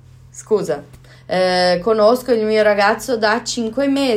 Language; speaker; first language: Italian; non-native, learner; Portuguese